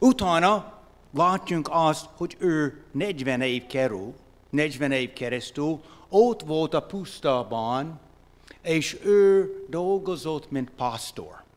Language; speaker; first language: Hungarian; non-native, fluent; English